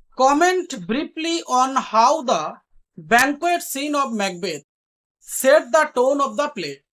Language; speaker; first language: English; non-native, local second language; Bangla